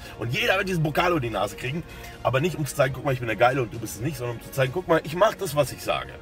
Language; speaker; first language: German; native; German